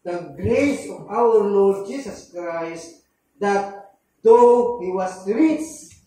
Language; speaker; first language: English; non-native, local second language; Filipino